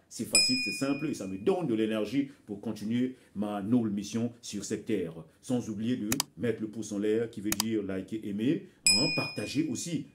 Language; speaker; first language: French; non-native, local second language; Bembe